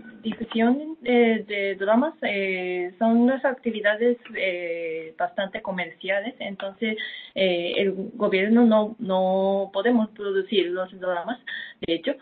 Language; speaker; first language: Spanish; non-native, fluent; Japanese